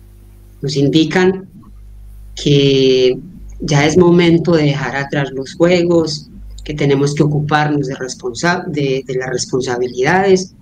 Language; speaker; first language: Spanish; native; Spanish